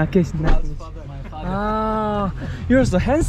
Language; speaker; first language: English; non-native, learner; Korean